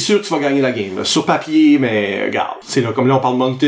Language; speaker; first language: French; native; French